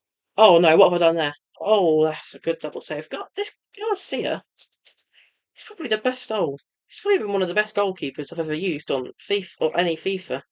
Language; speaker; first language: English; native; English